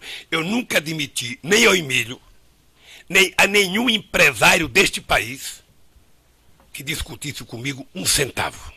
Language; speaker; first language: Portuguese; native; Portuguese